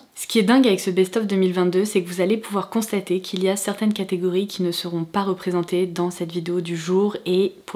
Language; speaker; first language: French; native; French